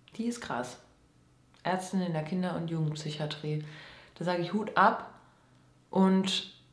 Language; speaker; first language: German; native; German